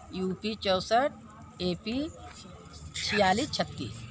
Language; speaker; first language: Hindi; native; Hindi